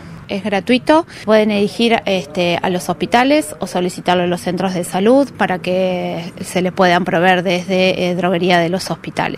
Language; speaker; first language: Spanish; native; Spanish